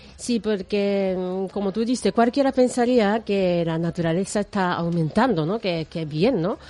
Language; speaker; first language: Spanish; non-native, fluent; Japanese